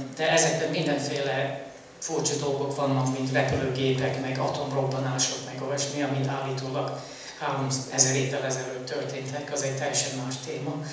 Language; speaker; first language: Hungarian; early bilingual, heritage; Hungarian